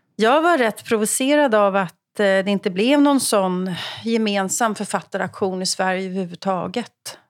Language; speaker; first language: Swedish; native; Swedish